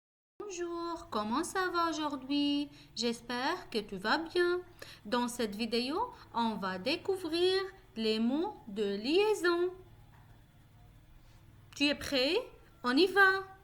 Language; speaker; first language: French; non-native, local second language; Arabic